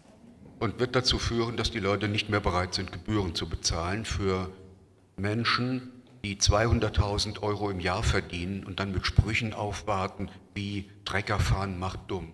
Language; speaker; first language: German; native; German